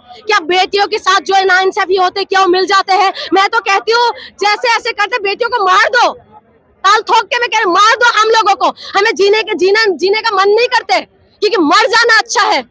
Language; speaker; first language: Hindi; non-native, local second language; Assamese